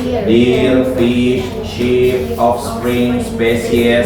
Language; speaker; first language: English; non-native, fluent; Indonesian